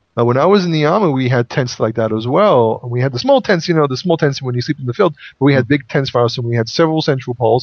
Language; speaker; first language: English; non-native, fluent; Hebrew